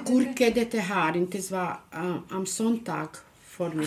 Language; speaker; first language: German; non-native, local second language; Romany